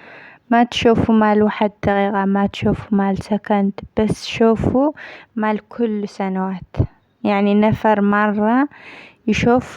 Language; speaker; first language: Arabic; non-native, learner; Amharic